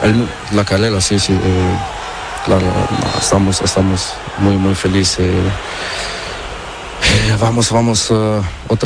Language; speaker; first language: Spanish; non-native, learner; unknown